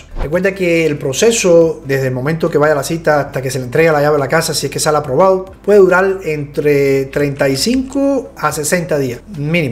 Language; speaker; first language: Spanish; native; Spanish